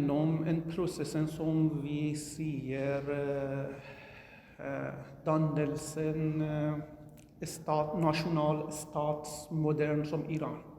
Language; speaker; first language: Norwegian; non-native, learner; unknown